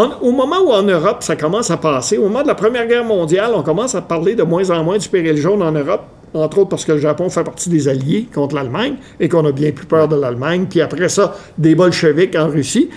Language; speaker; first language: French; native; French